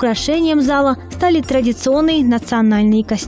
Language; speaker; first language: Russian; native; Russian